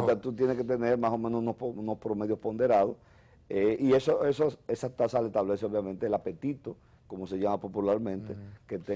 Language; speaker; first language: Spanish; native; Spanish